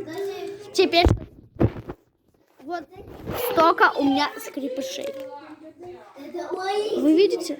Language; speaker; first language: Russian; native; Russian